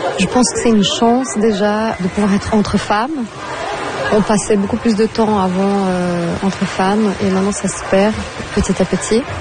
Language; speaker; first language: French; non-native, fluent; Portuguese